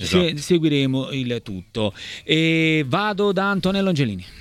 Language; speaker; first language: Italian; native; Italian